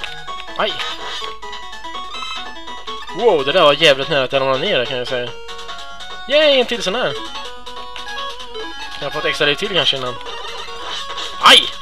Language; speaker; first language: Swedish; native; Swedish